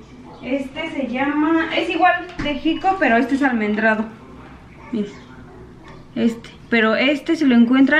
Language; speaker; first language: Spanish; native; Spanish